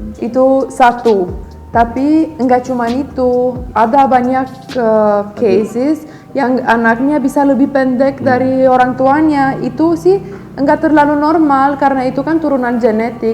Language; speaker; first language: Indonesian; non-native, fluent; Romanian